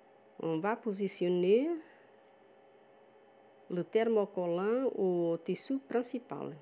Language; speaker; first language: French; non-native, fluent; Portuguese